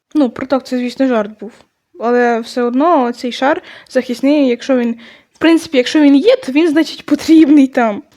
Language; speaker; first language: Ukrainian; non-native, local second language; Russian